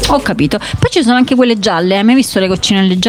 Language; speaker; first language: Italian; native; Italian